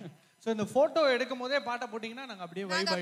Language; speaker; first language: Tamil; native; Tamil